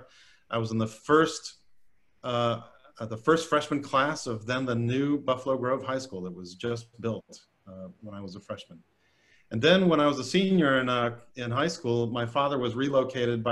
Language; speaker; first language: English; native; English